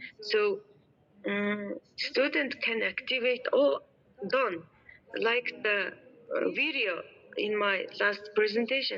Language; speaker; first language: English; non-native, learner; Mongolian